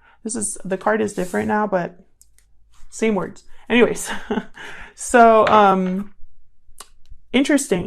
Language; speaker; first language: English; native; English